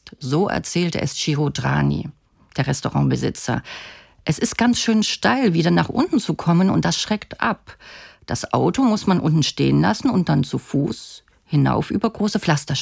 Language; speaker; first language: German; native; German